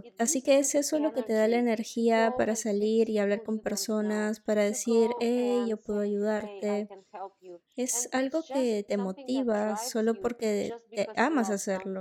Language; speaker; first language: Spanish; non-native, fluent; Russian